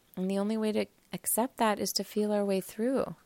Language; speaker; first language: English; native; English